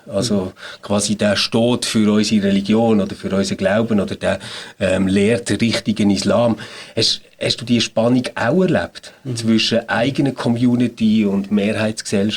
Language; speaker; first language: German; native; German